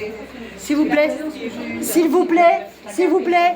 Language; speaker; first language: French; non-native, local second language; Arabic